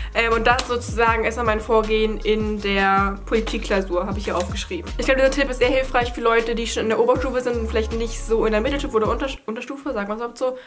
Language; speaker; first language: German; native; German